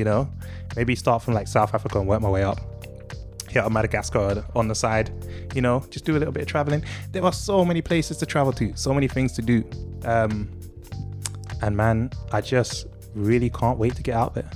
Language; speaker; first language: English; native; English